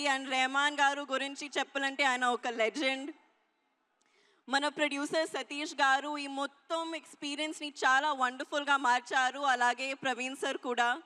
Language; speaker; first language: Telugu; non-native, learner; Hindi